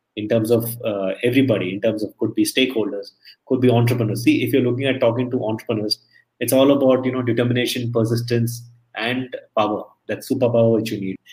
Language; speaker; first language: English; non-native, local second language; Malayalam